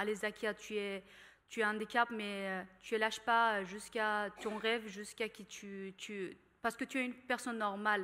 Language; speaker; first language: French; non-native, learner; Persian